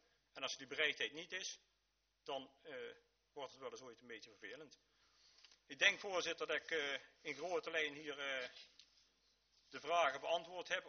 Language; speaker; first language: Dutch; native; Dutch